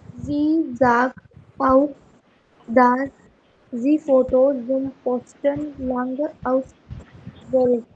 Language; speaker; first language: German; non-native, learner; Hindi